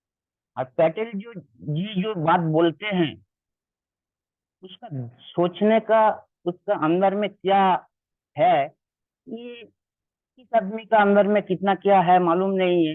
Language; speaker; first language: Hindi; non-native, local second language; Bangla